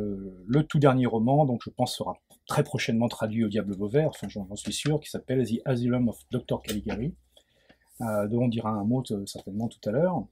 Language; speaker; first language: French; native; French